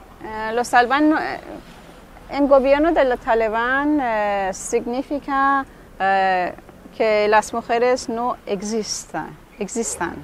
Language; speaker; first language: Spanish; non-native, learner; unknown